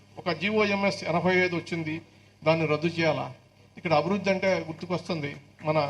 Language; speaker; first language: Telugu; native; Telugu